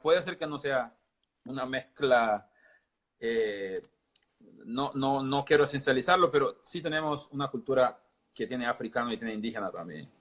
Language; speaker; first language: Spanish; non-native, local second language; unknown